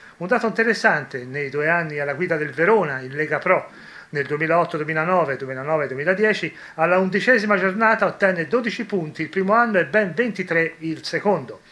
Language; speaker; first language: Italian; native; Italian